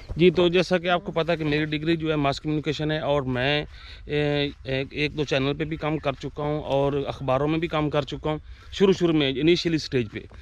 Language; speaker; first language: Urdu; native; Urdu